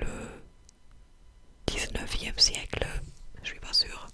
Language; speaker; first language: French; non-native, fluent; English